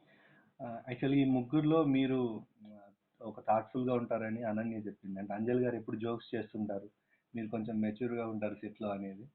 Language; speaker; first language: Telugu; native; Telugu